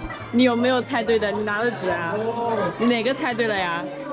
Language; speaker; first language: Chinese; non-native, fluent; English